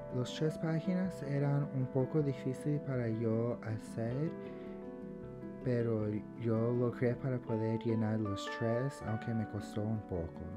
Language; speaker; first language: Spanish; early bilingual, heritage; English